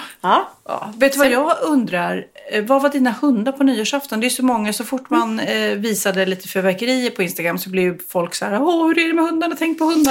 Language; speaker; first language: Swedish; native; Swedish